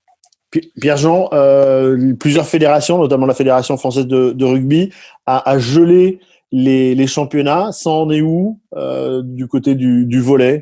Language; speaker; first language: French; native; French